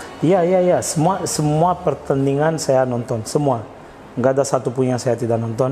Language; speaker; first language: Indonesian; non-native, fluent; Portuguese